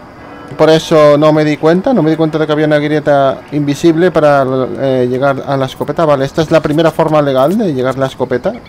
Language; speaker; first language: Spanish; native; Spanish